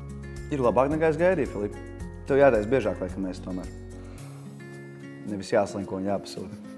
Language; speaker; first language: Latvian; native; Latvian